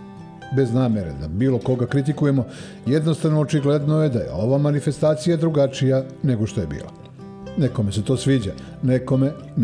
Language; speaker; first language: Serbian; native; Serbian